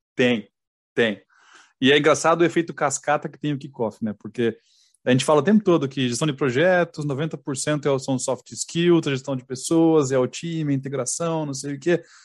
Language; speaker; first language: Portuguese; native; Portuguese